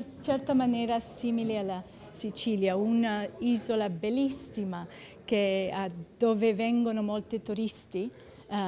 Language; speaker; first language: Italian; non-native, fluent; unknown